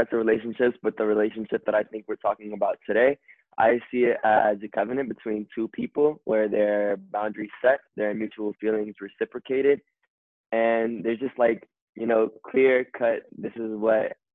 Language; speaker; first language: English; native; English